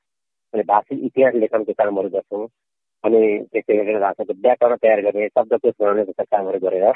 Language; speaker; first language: Nepali; native; Nepali